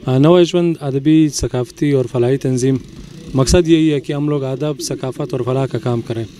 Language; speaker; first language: Urdu; non-native, local second language; Pashto